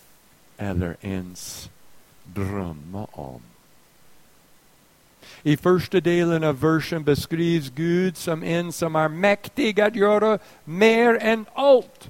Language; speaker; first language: Swedish; non-native, fluent; English